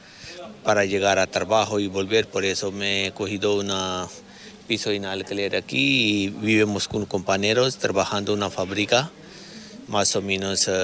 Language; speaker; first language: Spanish; non-native, learner; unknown